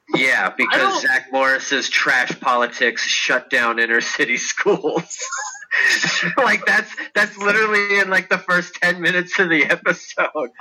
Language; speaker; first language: English; native; English